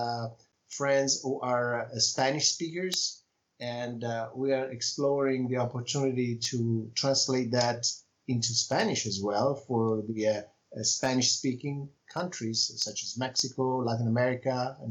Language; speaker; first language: English; non-native, fluent; Italian